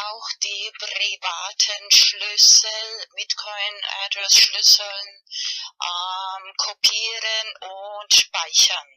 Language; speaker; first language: German; non-native, fluent; Spanish